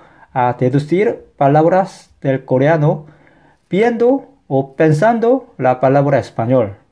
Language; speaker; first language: Spanish; non-native, fluent; Korean